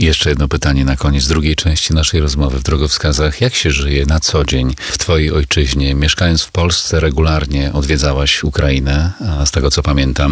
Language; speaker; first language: Polish; native; Polish